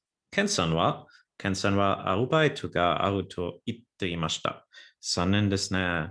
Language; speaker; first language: Japanese; non-native, fluent; English